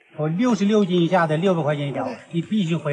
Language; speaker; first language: Chinese; native; Chinese